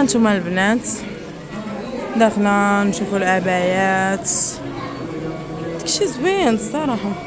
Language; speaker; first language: Arabic; native; Arabic